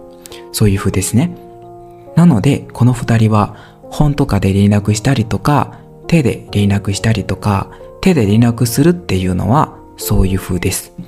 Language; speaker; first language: Japanese; non-native, learner; Burmese